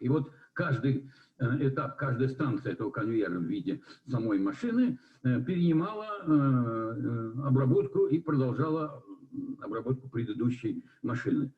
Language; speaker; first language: Russian; native; Russian